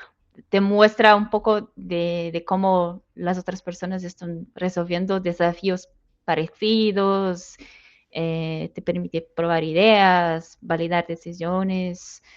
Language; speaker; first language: Spanish; non-native, fluent; Portuguese